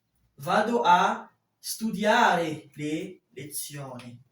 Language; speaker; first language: Italian; non-native, fluent; French